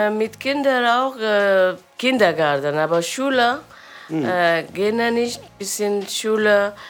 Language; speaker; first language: German; non-native, learner; Persian